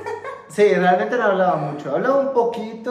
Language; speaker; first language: Spanish; native; Spanish